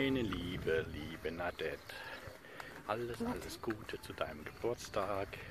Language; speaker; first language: German; non-native, local second language; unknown